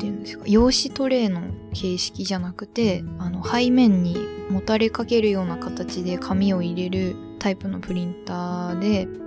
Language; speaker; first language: Japanese; native; Japanese